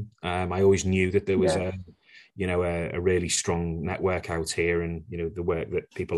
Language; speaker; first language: English; native; English